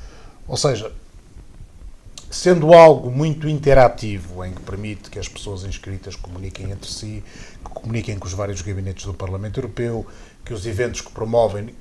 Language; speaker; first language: Portuguese; native; Portuguese